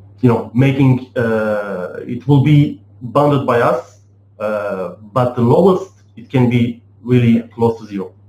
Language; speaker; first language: English; non-native, fluent; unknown